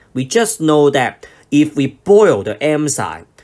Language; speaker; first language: English; non-native, local second language; Cantonese